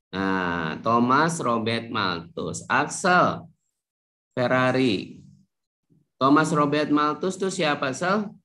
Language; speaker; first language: Indonesian; native; Indonesian